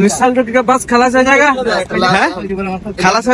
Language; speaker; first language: Hindi; non-native, learner; Bangla